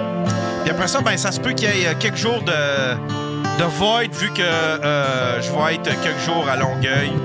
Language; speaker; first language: French; native; French